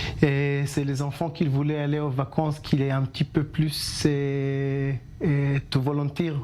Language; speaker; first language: French; non-native, learner; Hebrew